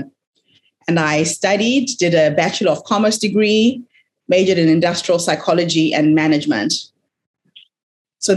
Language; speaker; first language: English; non-native, local second language; Shona